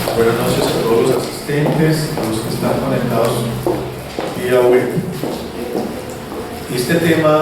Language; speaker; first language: Spanish; native; Spanish